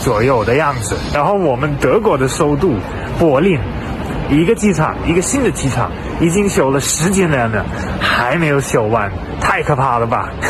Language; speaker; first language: Chinese; non-native, fluent; German